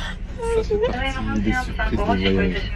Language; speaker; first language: French; native; French